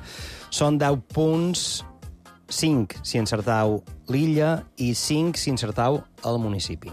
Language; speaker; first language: Catalan; native; Catalan